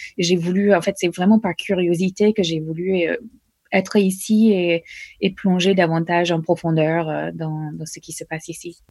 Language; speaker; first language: French; non-native, fluent; English